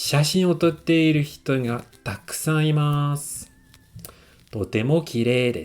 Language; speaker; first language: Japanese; non-native, fluent; French